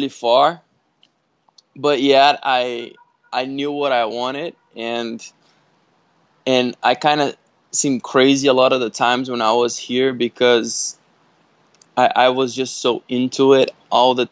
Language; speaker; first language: English; non-native, fluent; Portuguese